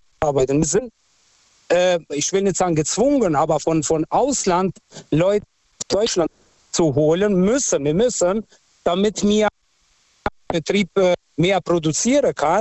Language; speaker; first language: German; non-native, fluent; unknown